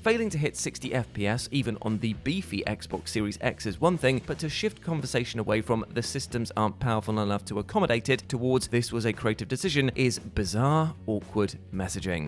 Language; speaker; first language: English; native; English